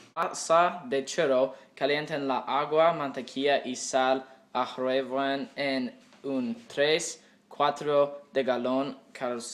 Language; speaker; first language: Spanish; non-native, learner; English